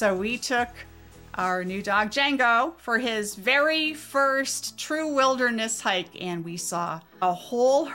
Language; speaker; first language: English; native; English